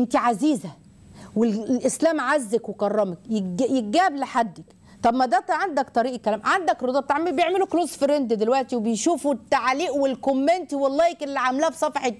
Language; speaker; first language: Arabic; native; Arabic